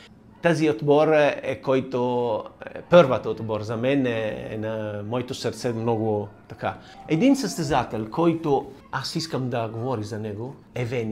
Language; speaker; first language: Bulgarian; non-native, learner; Italian